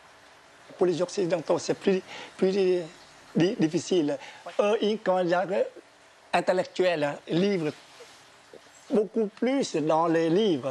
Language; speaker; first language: French; non-native, fluent; Vietnamese